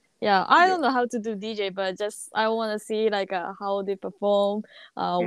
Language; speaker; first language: English; non-native, learner; Japanese